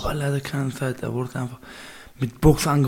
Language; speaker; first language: German; non-native, learner; Baluchi